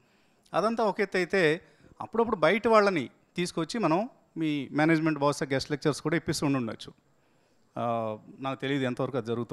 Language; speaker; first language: Telugu; native; Telugu